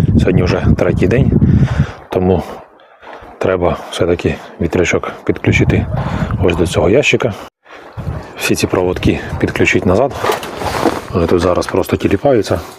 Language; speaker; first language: Ukrainian; native; Ukrainian